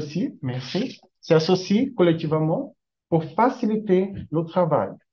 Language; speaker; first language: French; non-native, learner; Portuguese